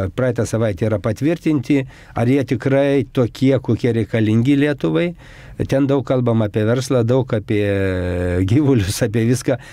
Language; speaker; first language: Lithuanian; native; Lithuanian